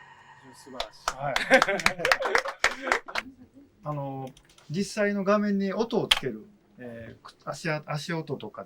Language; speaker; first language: Japanese; native; Japanese